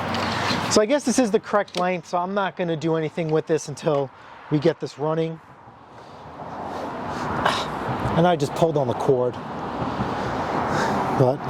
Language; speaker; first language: English; native; English